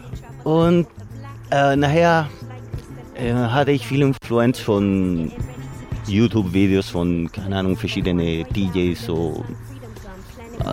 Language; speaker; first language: German; non-native, learner; Spanish